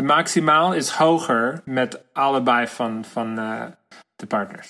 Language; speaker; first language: Dutch; non-native, learner; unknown